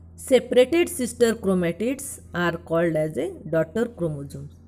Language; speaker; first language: English; non-native, local second language; Marathi